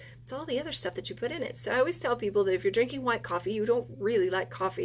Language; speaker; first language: English; native; English